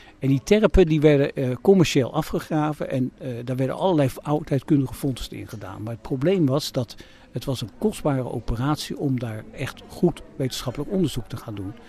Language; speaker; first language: Dutch; native; Dutch